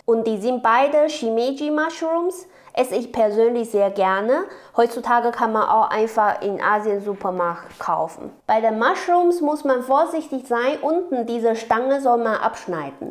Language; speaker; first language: German; non-native, learner; Chinese